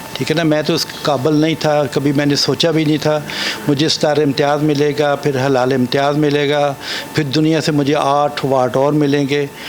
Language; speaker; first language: Urdu; non-native, local second language; Punjabi